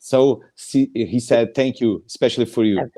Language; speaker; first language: English; non-native, fluent; Portuguese